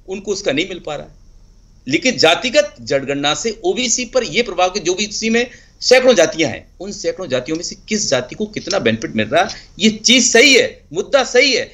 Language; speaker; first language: Hindi; native; Hindi